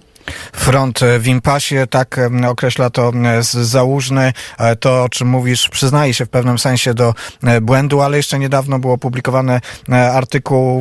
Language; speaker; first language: Polish; native; Polish